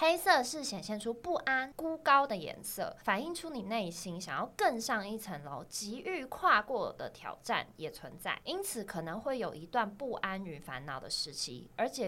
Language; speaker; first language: Chinese; native; Chinese